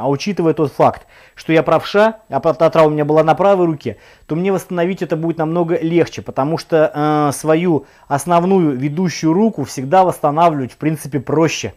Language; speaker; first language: Russian; native; Russian